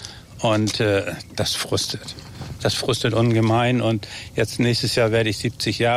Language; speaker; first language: German; native; German